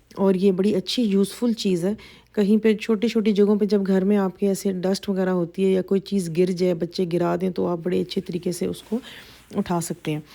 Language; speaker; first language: Urdu; native; Urdu